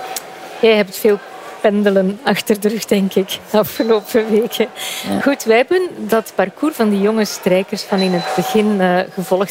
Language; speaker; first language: Dutch; native; Dutch